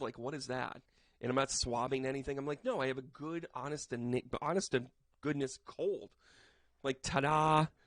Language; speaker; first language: English; native; English